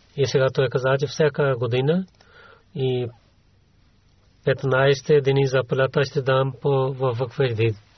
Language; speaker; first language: Bulgarian; non-native, learner; Urdu